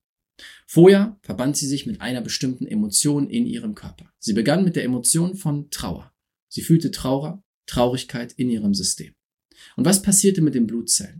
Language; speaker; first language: German; native; German